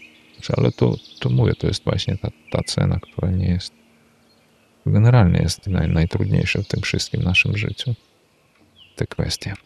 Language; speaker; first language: Polish; early bilingual, heritage; Polish